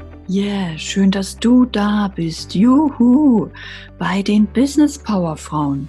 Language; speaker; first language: German; native; German